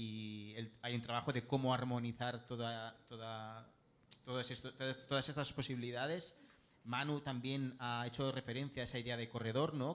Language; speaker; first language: Spanish; native; Spanish